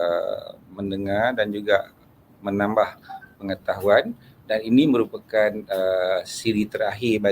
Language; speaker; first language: Malay; native; Malay